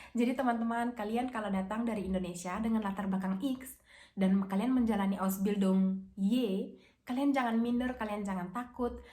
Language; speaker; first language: Indonesian; native; Indonesian